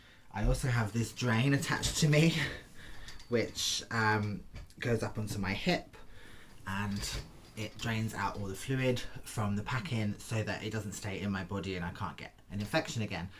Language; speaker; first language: English; native; English